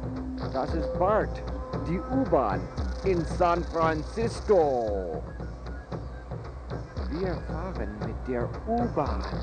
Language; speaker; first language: German; non-native, fluent; English